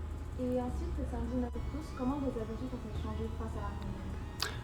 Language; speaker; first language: French; native; French